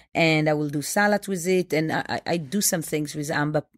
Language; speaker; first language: English; non-native, fluent; Hebrew